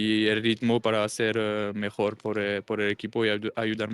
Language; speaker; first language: Spanish; non-native, learner; English